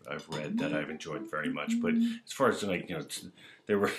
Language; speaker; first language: English; native; English